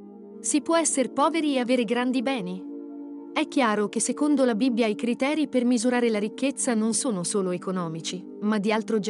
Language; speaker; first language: Italian; native; Italian